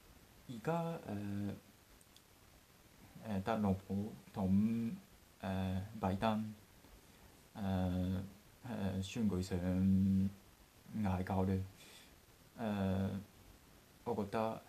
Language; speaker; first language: Chinese; non-native, learner; Japanese